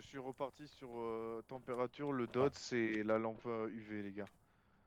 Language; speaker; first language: French; native; French